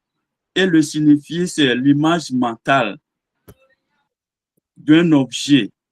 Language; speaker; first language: French; non-native, learner; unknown